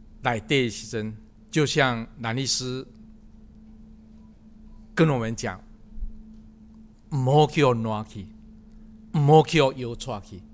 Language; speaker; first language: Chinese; non-native, local second language; Min Nan Chinese